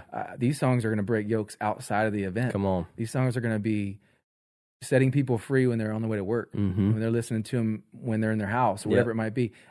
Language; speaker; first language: English; native; English